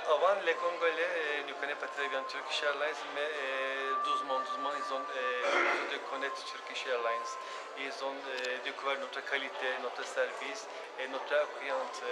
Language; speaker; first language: French; non-native, learner; Turkish